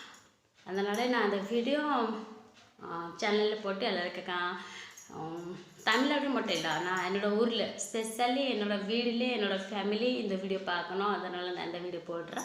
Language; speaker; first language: Tamil; non-native, local second language; Odia